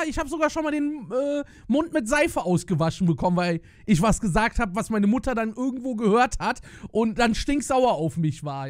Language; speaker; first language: German; native; German